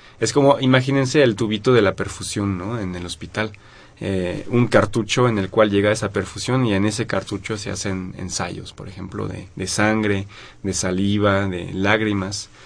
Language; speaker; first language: Spanish; non-native, fluent; French